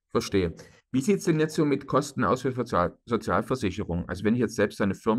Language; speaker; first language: German; native; German